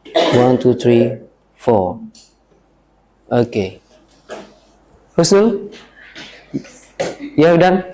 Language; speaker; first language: English; non-native, learner; Indonesian